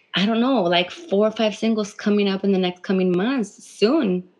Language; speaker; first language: English; native; English